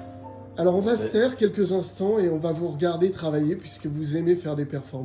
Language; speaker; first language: French; native; French